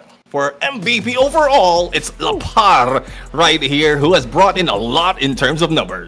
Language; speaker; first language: English; non-native, local second language; Filipino